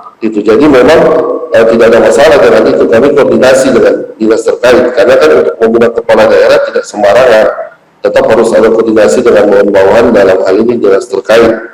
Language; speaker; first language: Indonesian; native; Indonesian